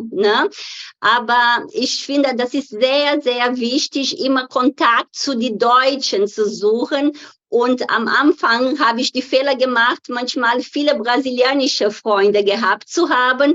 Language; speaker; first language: German; non-native, fluent; Portuguese